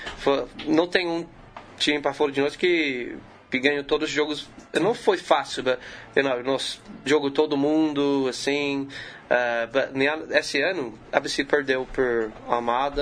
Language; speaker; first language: Portuguese; non-native, learner; English